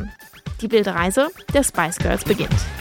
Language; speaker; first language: German; early bilingual, other home language; English